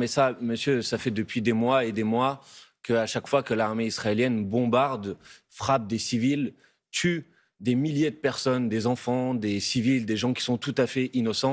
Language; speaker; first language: French; native; French